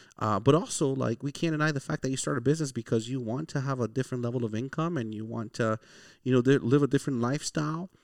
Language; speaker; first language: English; early bilingual, other home language; Spanish